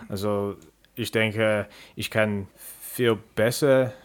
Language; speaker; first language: German; non-native, learner; English